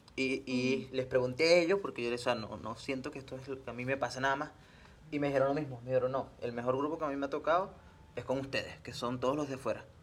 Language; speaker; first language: Spanish; native; Spanish